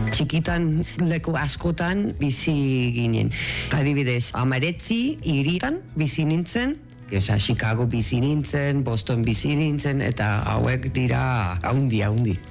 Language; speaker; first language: Basque; non-native, local second language; Spanish